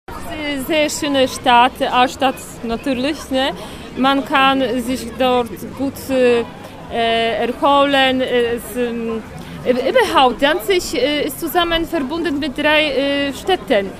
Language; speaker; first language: German; non-native, fluent; Polish